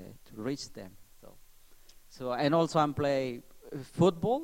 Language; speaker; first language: English; non-native, learner; Spanish